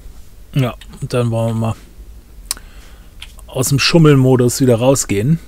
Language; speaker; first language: German; native; German